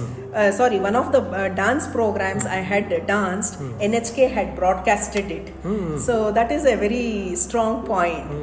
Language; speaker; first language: English; non-native, local second language; Kannada